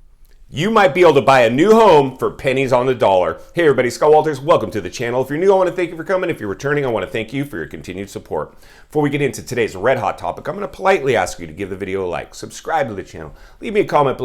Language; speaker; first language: English; native; English